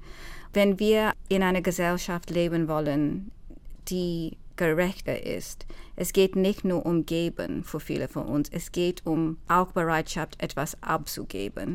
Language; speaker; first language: German; non-native, fluent; English